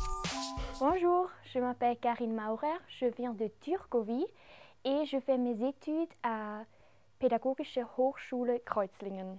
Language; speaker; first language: French; non-native, local second language; German